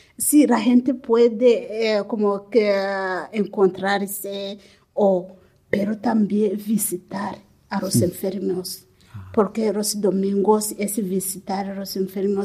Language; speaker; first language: Spanish; non-native, learner; Kinyarwanda